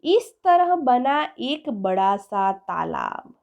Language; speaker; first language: Hindi; non-native, local second language; Gujarati